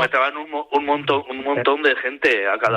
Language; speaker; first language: Spanish; native; Spanish